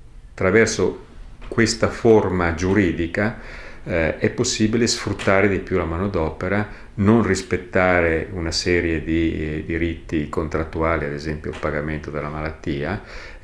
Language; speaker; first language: Italian; native; Italian